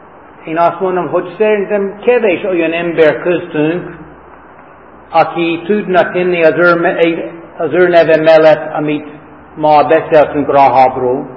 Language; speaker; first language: Hungarian; non-native, fluent; English